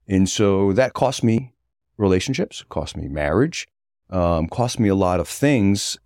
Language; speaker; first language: English; native; English